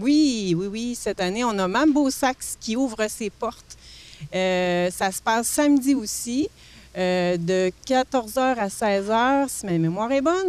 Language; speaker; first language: French; native; French